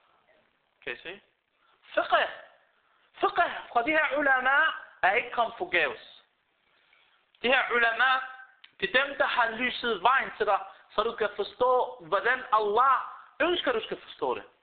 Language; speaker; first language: Danish; early bilingual, other home language; Arabic